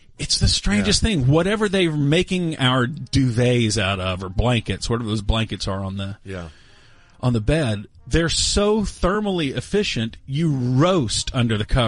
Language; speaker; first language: English; native; English